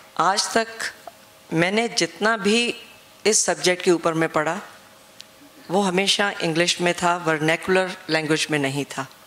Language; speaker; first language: Hindi; native; Hindi